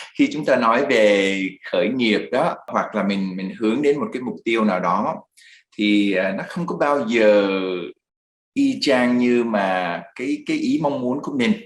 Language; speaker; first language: Vietnamese; early bilingual, other home language; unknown